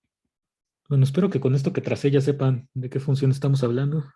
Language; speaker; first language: Spanish; native; Spanish